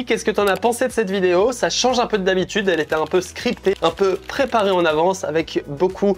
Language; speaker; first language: French; native; French